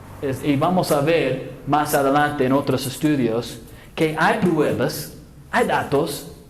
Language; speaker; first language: Spanish; non-native, fluent; English